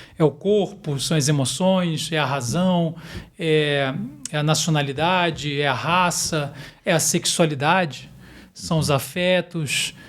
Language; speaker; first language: Portuguese; native; Portuguese